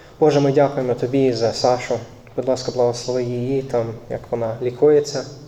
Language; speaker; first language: Ukrainian; non-native, fluent; English